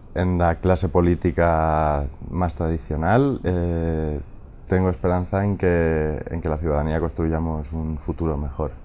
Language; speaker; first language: Spanish; native; Spanish